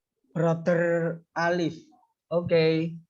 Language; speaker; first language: English; non-native, learner; Indonesian